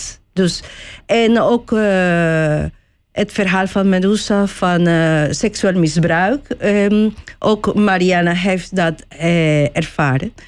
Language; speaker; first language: Dutch; non-native, learner; Spanish